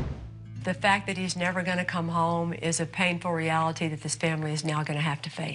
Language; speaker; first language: English; native; English